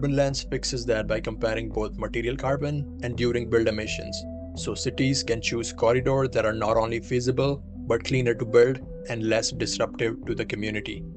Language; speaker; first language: English; non-native, fluent; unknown